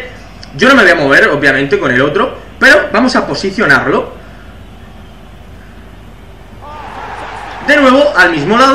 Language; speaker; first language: Spanish; native; Spanish